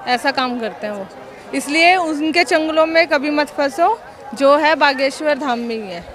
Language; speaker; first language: Hindi; native; Hindi